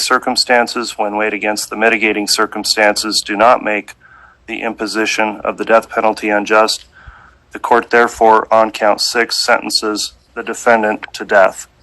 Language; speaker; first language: English; native; English